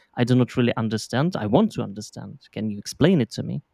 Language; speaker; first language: English; non-native, fluent; Belarusian